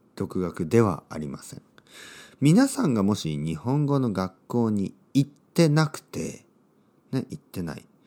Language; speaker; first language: Japanese; native; Japanese